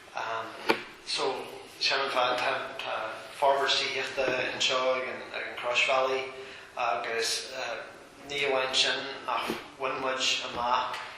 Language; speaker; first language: Irish; non-native, local second language; English